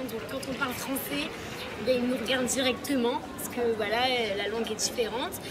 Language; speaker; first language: French; native; French